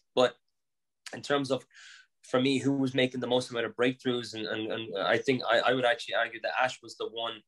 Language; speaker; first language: English; native; English